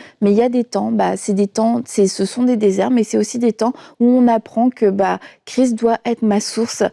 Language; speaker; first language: French; native; French